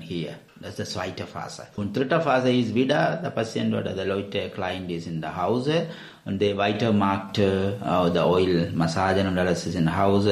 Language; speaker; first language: German; non-native, learner; Malayalam